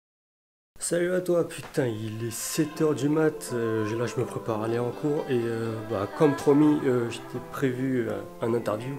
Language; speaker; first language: French; early bilingual, other home language; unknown